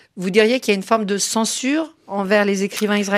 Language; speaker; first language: French; native; French